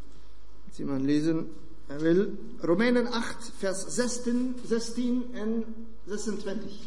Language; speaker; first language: Dutch; non-native, fluent; German